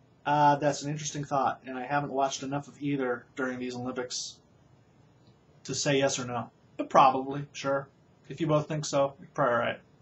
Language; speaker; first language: English; native; English